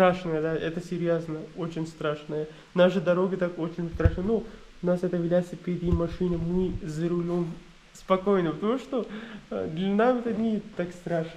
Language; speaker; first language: Russian; non-native, local second language; Kyrgyz